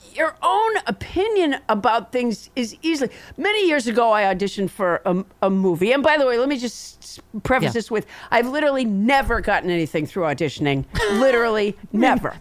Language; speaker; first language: English; native; English